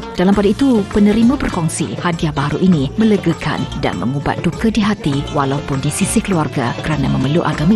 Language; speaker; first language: Malay; native; Malay